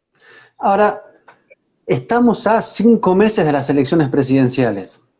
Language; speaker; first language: Spanish; native; Spanish